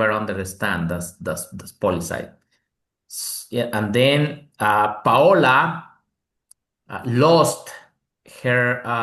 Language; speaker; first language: English; non-native, learner; Spanish